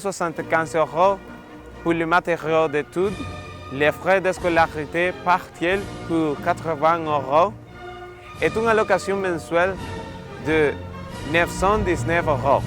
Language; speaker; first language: French; non-native, learner; Spanish